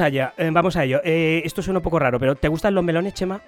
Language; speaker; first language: Spanish; native; Spanish